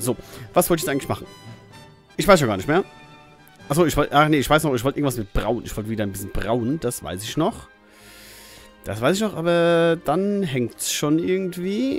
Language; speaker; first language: German; native; German